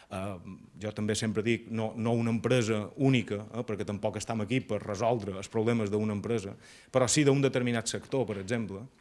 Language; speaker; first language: Catalan; native; Catalan